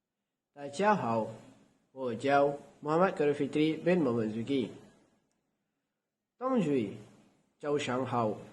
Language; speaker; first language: Chinese; non-native, learner; Malay